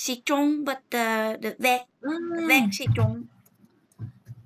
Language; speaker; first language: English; non-native, learner; Vietnamese